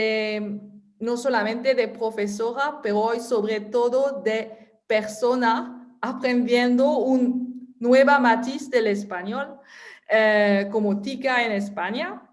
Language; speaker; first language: Spanish; non-native, fluent; French